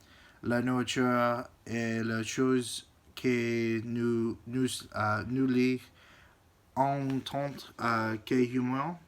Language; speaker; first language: French; non-native, learner; English